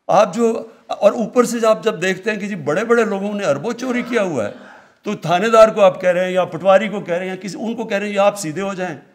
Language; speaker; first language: Urdu; native; Urdu